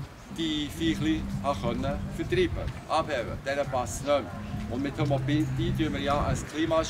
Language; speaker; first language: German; non-native, local second language; French